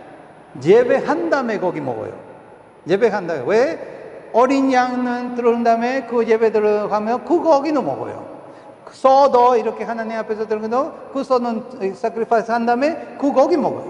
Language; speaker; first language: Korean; non-native, fluent; Spanish